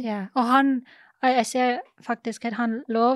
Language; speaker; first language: Norwegian; non-native, fluent; English